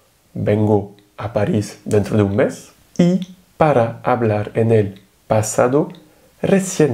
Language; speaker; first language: Spanish; non-native, fluent; French